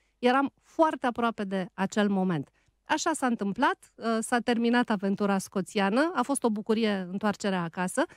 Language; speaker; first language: Romanian; native; Romanian